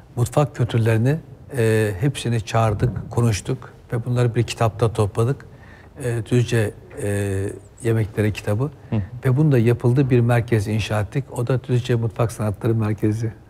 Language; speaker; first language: Turkish; native; Turkish